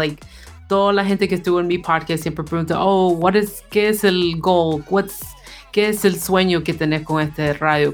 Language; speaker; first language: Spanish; early bilingual, heritage; Spanish